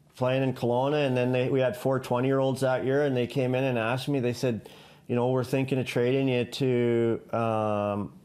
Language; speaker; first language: English; native; English